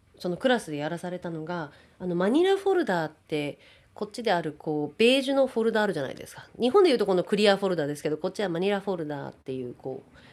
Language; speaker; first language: Japanese; native; Japanese